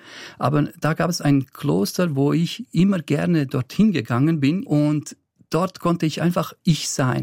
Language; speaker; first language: German; early bilingual, other home language; Bosnian